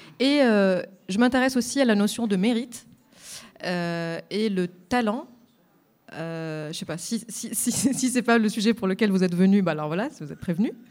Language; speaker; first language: French; non-native, local second language; Arabic